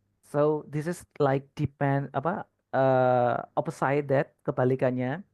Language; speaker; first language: English; non-native, fluent; Indonesian